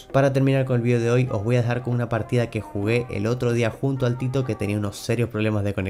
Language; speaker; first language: Spanish; native; Spanish